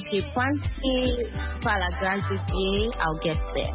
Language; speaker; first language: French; non-native, learner; Akan